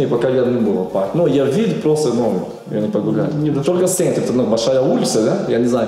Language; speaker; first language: Russian; non-native, learner; Portuguese